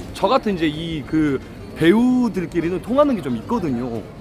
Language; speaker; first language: Korean; native; Korean